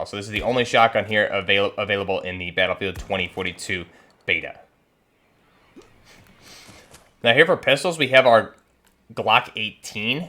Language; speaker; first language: English; native; English